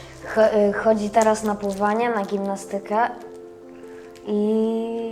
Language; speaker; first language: Polish; early bilingual, other home language; Russian